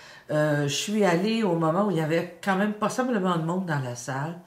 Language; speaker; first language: French; native; French